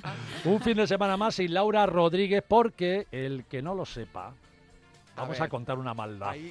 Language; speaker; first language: Spanish; native; Spanish